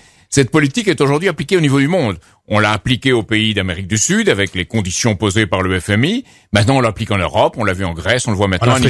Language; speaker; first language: French; native; French